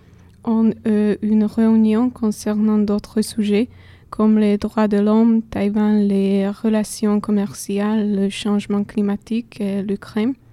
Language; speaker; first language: French; non-native, fluent; Slovak